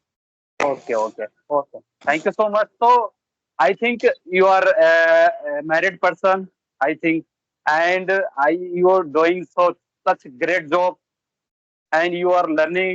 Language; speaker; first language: English; non-native, learner; Bhojpuri